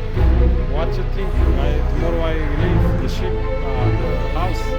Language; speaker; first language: English; non-native, learner; Bulgarian